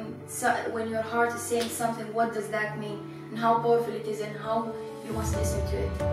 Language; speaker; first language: English; non-native, fluent; Arabic